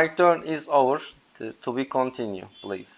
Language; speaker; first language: English; non-native, learner; Turkish